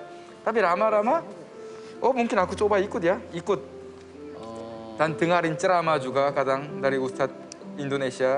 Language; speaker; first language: Indonesian; non-native, fluent; Korean